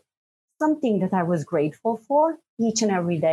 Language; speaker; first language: English; non-native, fluent; Bosnian